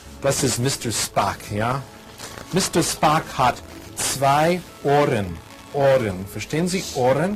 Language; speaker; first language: German; non-native, fluent; English